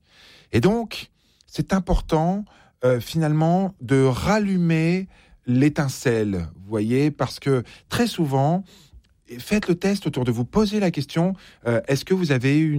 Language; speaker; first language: French; native; French